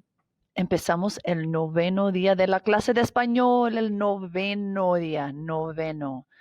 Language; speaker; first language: Spanish; non-native, fluent; English